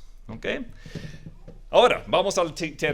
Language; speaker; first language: Spanish; non-native, fluent; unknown